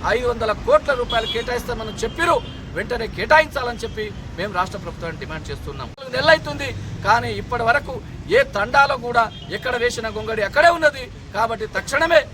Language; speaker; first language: Telugu; non-native, local second language; Lambadi